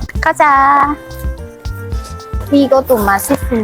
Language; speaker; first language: Korean; non-native, learner; Vietnamese